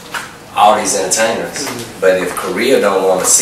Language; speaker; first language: English; native; English